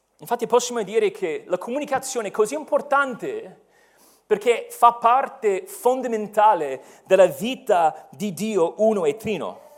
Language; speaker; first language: Italian; non-native, fluent; English